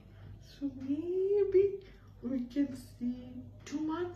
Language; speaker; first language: English; non-native, local second language; Bangla